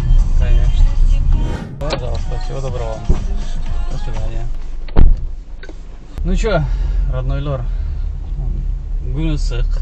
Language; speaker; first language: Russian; non-native, local second language; Kyrgyz